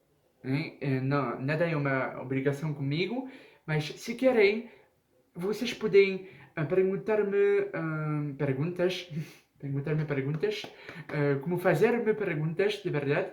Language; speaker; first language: Portuguese; non-native, learner; French